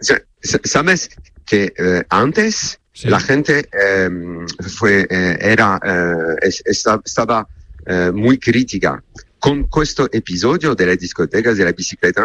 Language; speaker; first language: Spanish; non-native, learner; French